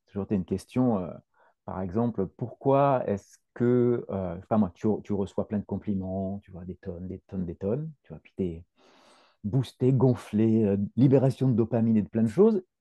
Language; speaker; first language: French; native; French